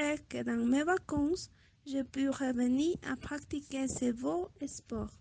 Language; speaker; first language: French; non-native, learner; Spanish